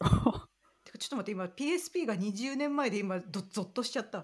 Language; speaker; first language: Japanese; native; Japanese